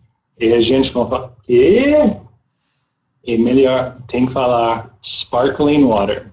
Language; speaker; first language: Portuguese; non-native, learner; English